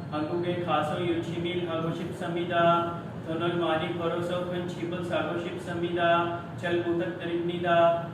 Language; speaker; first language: Korean; non-native, learner; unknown